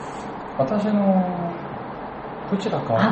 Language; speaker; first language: Japanese; non-native, learner; Korean